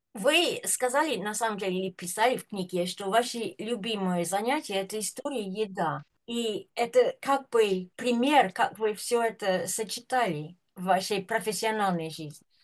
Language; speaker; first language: Russian; non-native, fluent; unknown